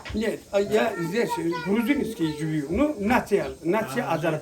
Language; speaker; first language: Russian; non-native, local second language; Azerbaijani